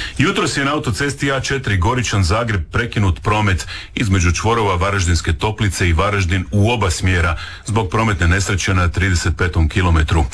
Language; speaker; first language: Croatian; native; Croatian